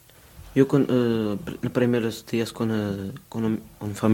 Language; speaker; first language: Spanish; non-native, learner; Arabic